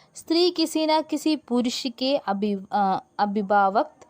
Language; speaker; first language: Hindi; non-native, local second language; Malayalam